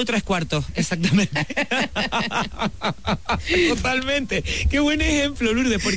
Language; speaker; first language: Spanish; native; Spanish